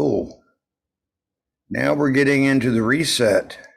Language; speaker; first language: English; native; English